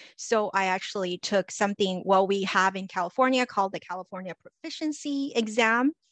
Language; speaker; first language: English; native; English